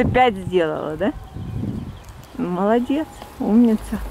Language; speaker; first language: Russian; native; Russian